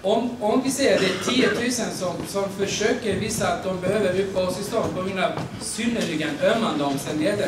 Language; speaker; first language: Swedish; non-native, fluent; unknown